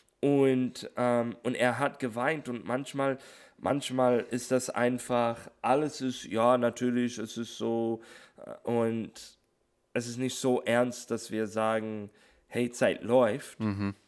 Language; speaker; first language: German; non-native, fluent; English